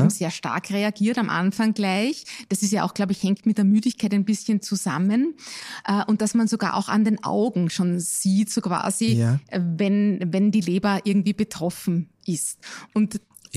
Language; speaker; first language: German; native; German